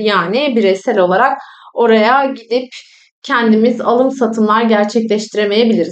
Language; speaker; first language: Turkish; native; Turkish